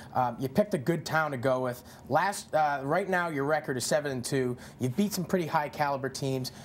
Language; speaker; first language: English; native; English